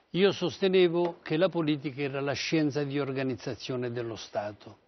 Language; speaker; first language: Italian; native; Italian